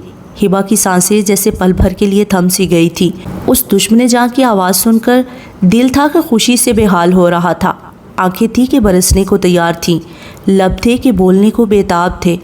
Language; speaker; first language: Urdu; native; Urdu